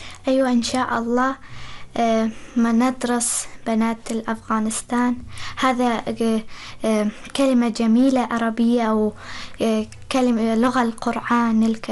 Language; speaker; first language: Arabic; non-native, learner; Persian